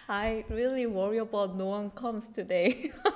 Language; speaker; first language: English; non-native, fluent; Korean